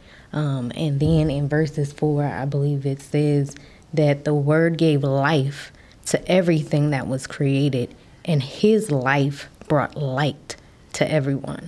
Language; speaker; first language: English; native; English